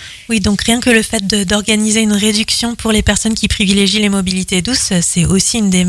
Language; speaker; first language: French; native; French